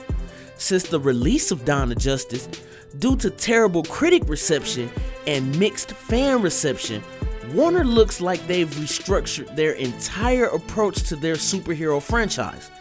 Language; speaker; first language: English; native; English